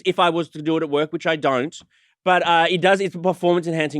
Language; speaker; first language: English; native; English